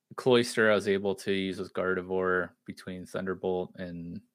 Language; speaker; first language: English; native; English